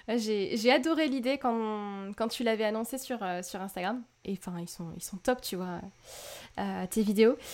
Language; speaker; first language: French; native; French